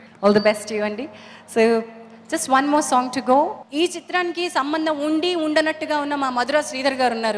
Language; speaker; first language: Telugu; native; Telugu